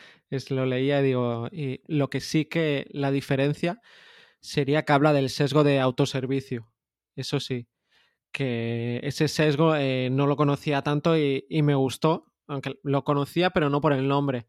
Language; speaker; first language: Spanish; native; Spanish